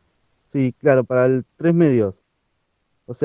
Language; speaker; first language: Spanish; native; Spanish